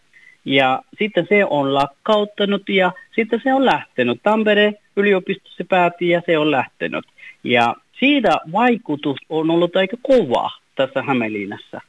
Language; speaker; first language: Finnish; non-native, fluent; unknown